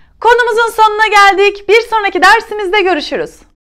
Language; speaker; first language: Turkish; native; Turkish